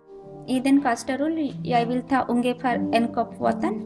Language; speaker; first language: Swedish; non-native, learner; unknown